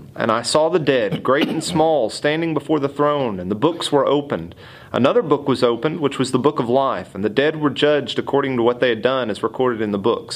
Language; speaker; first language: English; native; English